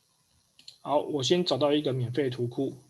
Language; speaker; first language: Chinese; native; Chinese